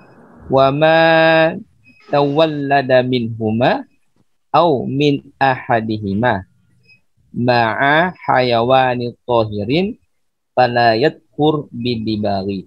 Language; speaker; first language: Arabic; non-native, learner; Indonesian